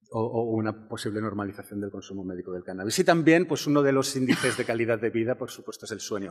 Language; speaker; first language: Spanish; native; Spanish